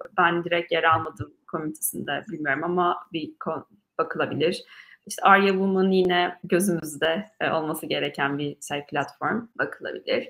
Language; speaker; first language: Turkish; native; Turkish